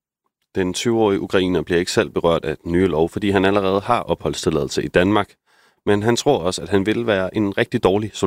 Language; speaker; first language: Danish; native; Danish